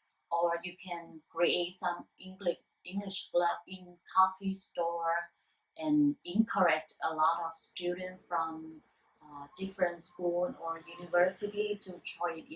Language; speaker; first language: English; non-native, learner; Vietnamese